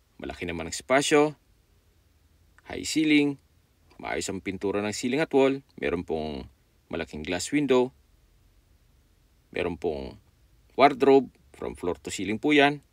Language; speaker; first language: Filipino; native; Filipino